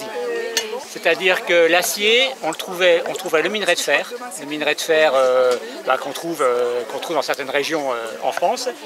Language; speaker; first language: French; native; French